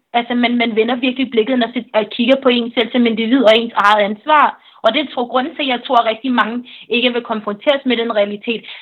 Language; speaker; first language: Danish; early bilingual, other home language; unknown